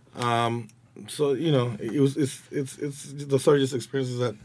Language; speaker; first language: English; non-native, fluent; Spanish